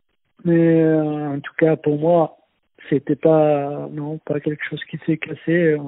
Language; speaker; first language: French; non-native, fluent; Swedish